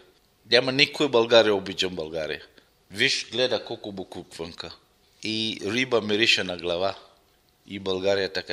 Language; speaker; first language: Bulgarian; non-native, local second language; Arabic